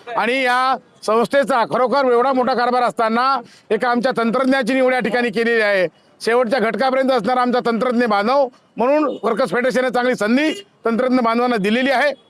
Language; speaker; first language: Marathi; native; Marathi